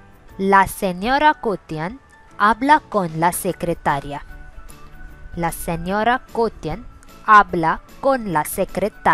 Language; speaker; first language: Spanish; non-native, fluent; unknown